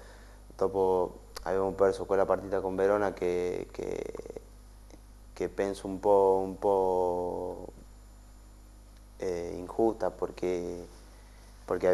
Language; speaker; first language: Italian; non-native, learner; Spanish